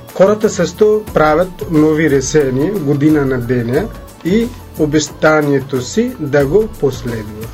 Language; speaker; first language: Bulgarian; non-native, learner; Hindi